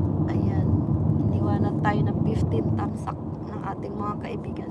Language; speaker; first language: Filipino; non-native, local second language; Cebuano